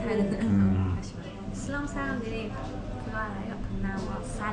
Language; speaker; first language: Korean; non-native, fluent; Persian